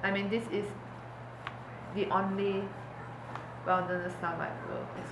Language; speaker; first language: English; non-native, learner; Chinese